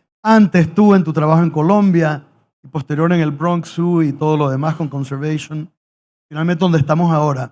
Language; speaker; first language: Spanish; native; Spanish